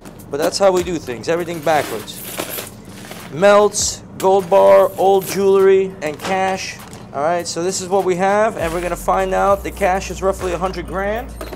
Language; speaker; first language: English; early bilingual, other home language; Russian